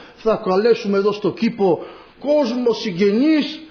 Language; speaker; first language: Greek; non-native, fluent; Polish